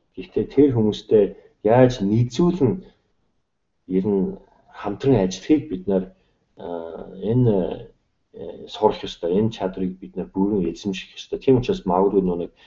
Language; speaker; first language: Mongolian; non-native, fluent; English